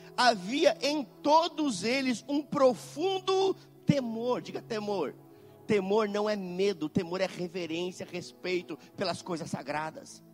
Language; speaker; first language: Portuguese; native; Portuguese